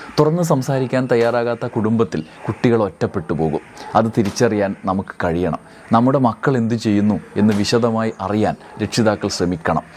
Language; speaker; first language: Malayalam; native; Malayalam